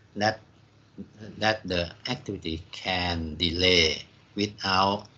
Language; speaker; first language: English; non-native, fluent; Thai